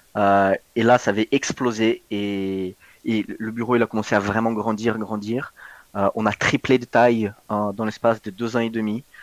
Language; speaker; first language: French; non-native, fluent; Portuguese